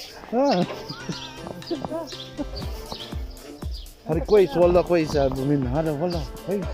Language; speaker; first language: Arabic; non-native, learner; Filipino